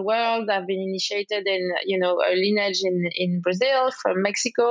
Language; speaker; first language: English; non-native, fluent; French